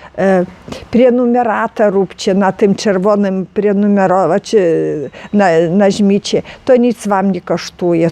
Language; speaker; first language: Polish; non-native, learner; Ukrainian